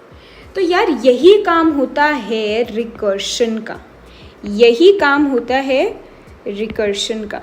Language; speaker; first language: Hindi; native; Hindi